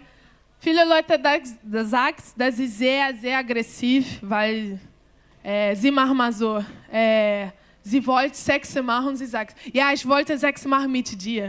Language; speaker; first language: German; non-native, learner; Portuguese